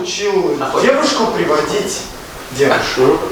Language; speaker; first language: Russian; native; Russian